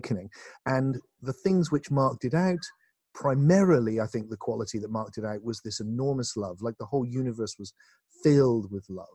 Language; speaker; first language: English; native; English